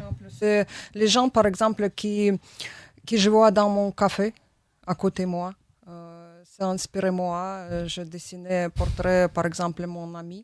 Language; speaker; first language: French; non-native, learner; Russian